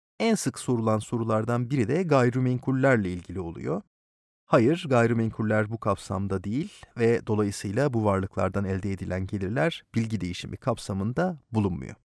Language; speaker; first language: Turkish; native; Turkish